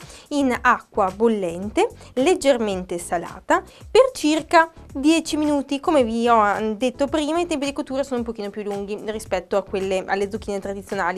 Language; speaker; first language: Italian; native; Italian